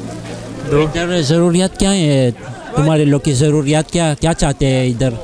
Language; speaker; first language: Hindi; non-native, learner; Gujarati